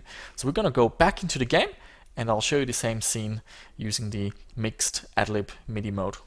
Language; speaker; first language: English; native; English